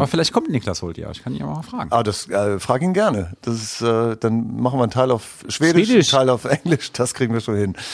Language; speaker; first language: German; native; German